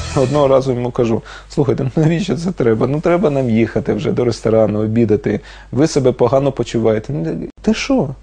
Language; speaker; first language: Ukrainian; non-native, local second language; Russian